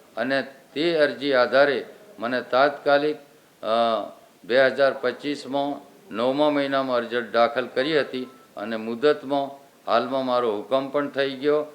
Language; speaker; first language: Gujarati; non-native, local second language; Rathawi